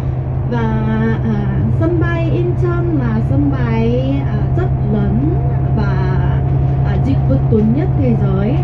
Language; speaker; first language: Vietnamese; non-native, learner; Korean